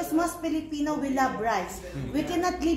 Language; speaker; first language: English; non-native, local second language; Filipino